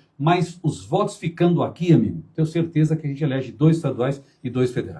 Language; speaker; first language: Portuguese; native; Portuguese